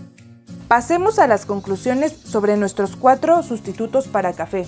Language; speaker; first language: Spanish; native; Spanish